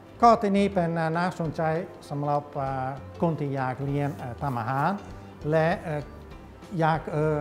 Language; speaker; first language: Thai; non-native, fluent; Dutch